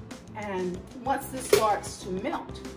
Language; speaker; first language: English; native; English